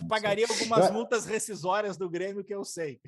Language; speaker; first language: Portuguese; native; Portuguese